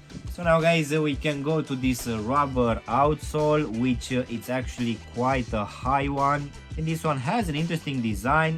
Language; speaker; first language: English; non-native, fluent; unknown